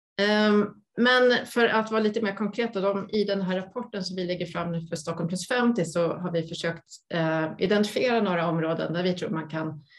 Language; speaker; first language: Swedish; native; Swedish